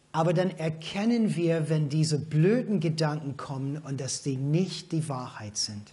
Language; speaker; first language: German; non-native, fluent; English